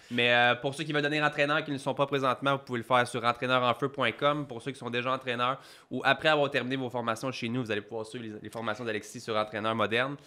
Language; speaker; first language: French; native; French